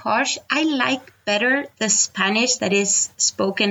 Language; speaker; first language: English; non-native, fluent; Spanish